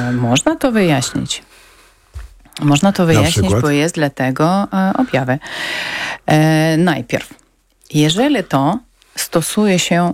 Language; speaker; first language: Polish; non-native, fluent; Ukrainian